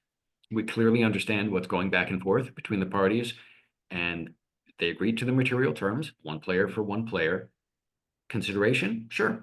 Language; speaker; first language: English; native; English